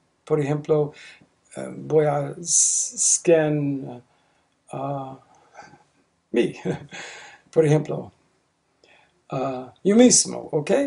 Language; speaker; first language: Spanish; non-native, learner; English